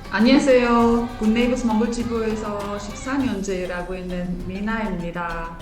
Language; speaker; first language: Korean; non-native, fluent; Mongolian